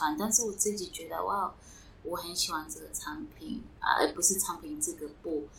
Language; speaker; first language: Chinese; non-native, fluent; Swati